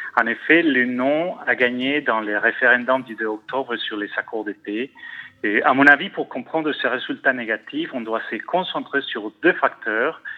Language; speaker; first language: French; non-native, fluent; Spanish